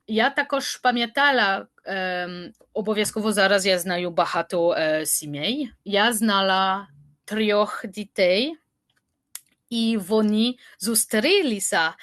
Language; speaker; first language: Ukrainian; non-native, learner; French